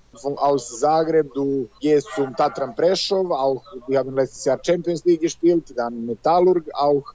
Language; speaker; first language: German; non-native, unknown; Serbian